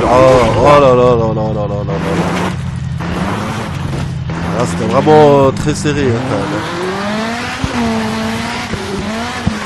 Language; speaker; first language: French; native; French